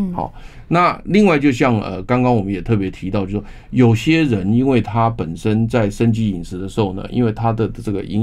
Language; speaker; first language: Chinese; native; Chinese